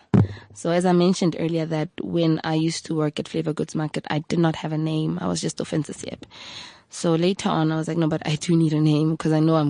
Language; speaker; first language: English; non-native, local second language; Tswana